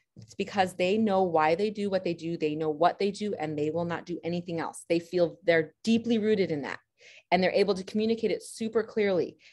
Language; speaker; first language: English; native; English